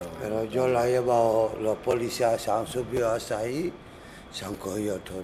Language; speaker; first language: Spanish; non-native, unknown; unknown